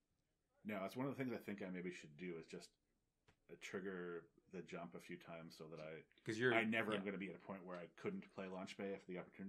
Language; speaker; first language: English; native; English